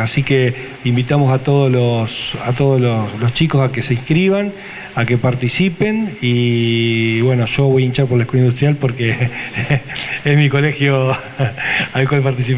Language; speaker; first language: Spanish; native; Spanish